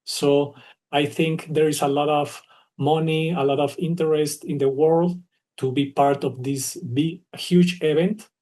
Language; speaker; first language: English; non-native, learner; Spanish